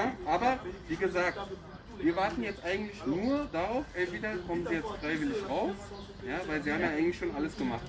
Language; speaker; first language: German; native; German